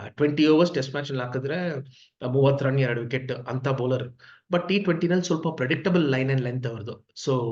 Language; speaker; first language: Kannada; non-native, local second language; Tamil